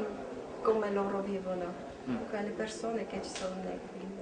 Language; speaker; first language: Italian; non-native, learner; Armenian